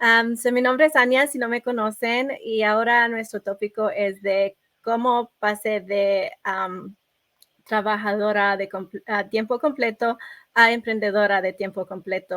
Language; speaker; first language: Spanish; early bilingual, other home language; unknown